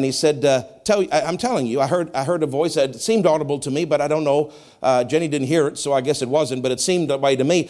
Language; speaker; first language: English; native; English